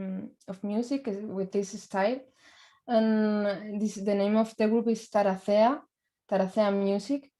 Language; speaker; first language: English; non-native, learner; Spanish